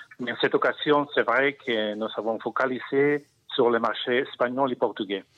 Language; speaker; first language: French; non-native, learner; Spanish